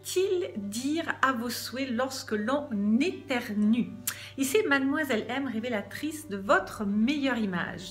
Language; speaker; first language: French; native; French